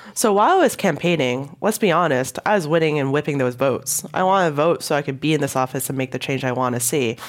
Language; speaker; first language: English; non-native, local second language; Cantonese